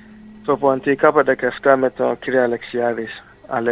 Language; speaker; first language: Greek; non-native, fluent; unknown